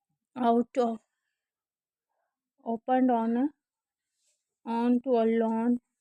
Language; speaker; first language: English; non-native, learner; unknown